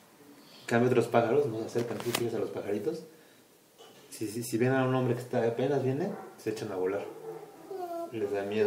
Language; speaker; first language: Spanish; native; Spanish